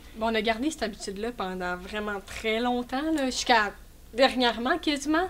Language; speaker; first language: French; native; French